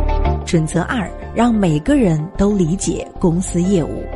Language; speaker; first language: Chinese; native; Chinese